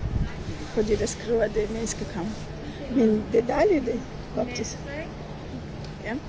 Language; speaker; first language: Danish; non-native, learner; Armenian